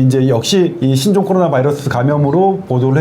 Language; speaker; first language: Korean; native; Korean